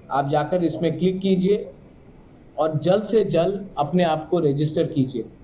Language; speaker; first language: Hindi; non-native, local second language; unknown